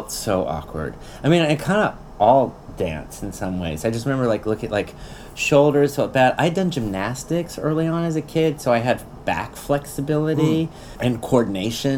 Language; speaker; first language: English; native; English